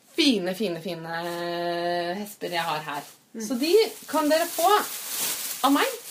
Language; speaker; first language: Norwegian; native; Norwegian